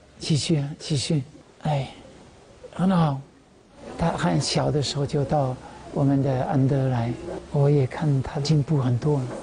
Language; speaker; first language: Chinese; non-native, fluent; French